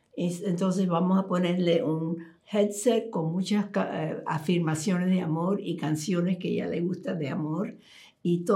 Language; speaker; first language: Spanish; early bilingual, heritage; Spanish